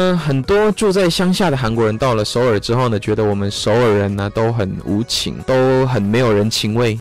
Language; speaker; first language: Chinese; non-native, fluent; Korean